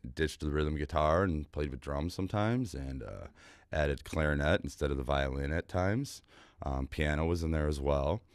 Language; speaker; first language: English; native; English